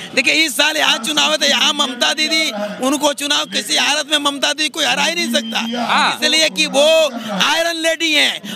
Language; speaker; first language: Hindi; native; Hindi